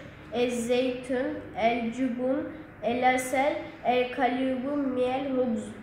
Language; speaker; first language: Arabic; non-native, learner; Turkish